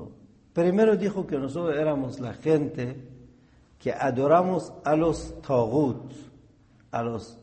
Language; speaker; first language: Spanish; non-native, fluent; Persian